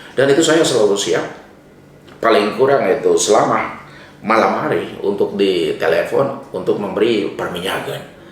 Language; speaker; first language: Indonesian; non-native, local second language; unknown